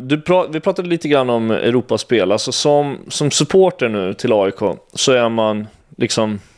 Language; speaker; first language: Swedish; native; Swedish